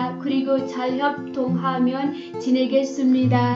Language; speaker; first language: Korean; non-native, learner; Nepali